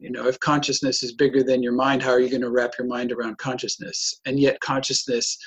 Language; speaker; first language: English; native; English